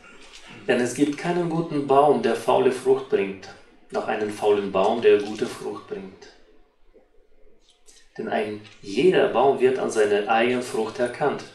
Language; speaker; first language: German; non-native, fluent; Russian